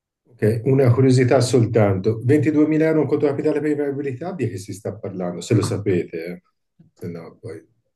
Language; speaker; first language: Italian; native; Italian